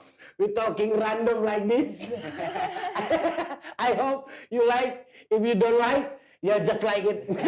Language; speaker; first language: English; non-native, learner; Indonesian